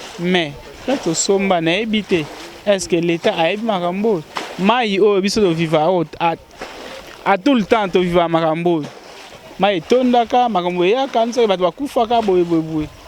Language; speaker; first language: Lingala; native; Lingala